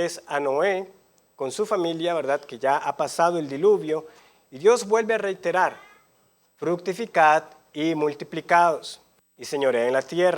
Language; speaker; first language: Spanish; native; Spanish